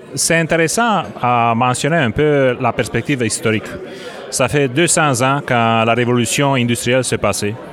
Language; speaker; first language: French; non-native, fluent; Romanian